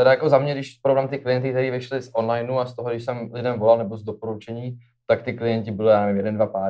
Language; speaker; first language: Czech; native; Czech